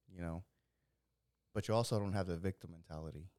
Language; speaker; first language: English; early bilingual, other home language; Spanish